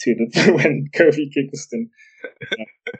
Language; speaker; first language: English; native; English